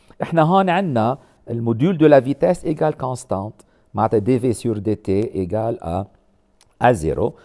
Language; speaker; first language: French; non-native, local second language; Arabic